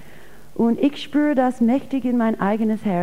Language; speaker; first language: German; non-native, fluent; English